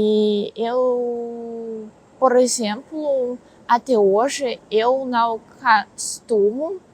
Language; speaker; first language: Portuguese; non-native, learner; Russian